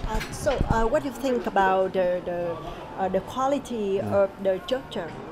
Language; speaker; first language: English; non-native, learner; Vietnamese